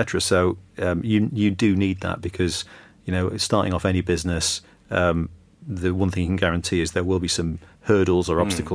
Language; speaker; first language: English; native; English